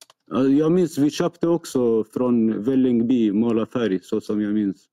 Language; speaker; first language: Swedish; non-native, fluent; Arabic